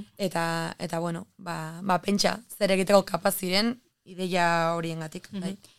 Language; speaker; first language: Basque; native; Basque